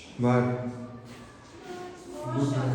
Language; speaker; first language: Turkish; non-native, learner; Urdu